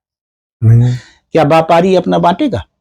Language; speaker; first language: Hindi; native; Hindi